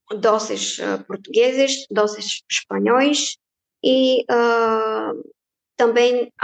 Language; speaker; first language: Portuguese; non-native, fluent; Bulgarian